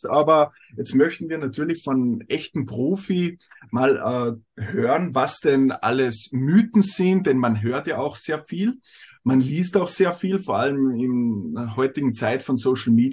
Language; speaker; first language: German; native; German